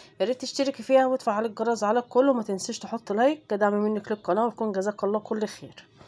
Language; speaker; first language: Arabic; native; Arabic